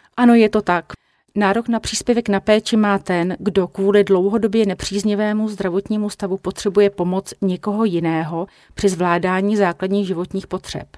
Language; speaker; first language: Czech; native; Czech